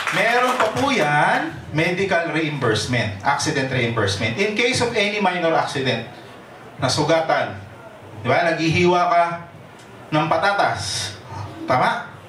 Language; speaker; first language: Filipino; native; Filipino